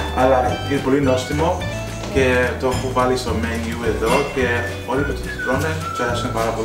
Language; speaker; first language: Greek; early bilingual, heritage; English